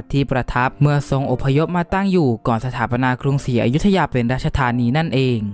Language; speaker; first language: Thai; native; Thai